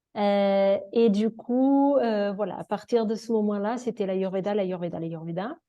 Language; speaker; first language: French; non-native, fluent; Portuguese